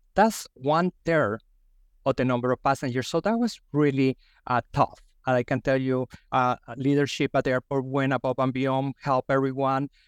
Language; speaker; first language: English; non-native, fluent; Spanish